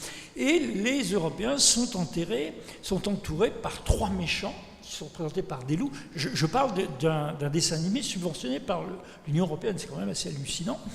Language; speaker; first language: French; native; French